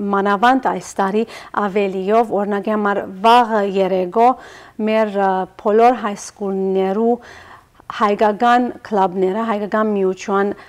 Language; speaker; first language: Armenian; early bilingual, heritage; Armenian